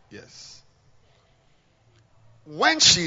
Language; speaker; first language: English; non-native, local second language; Akan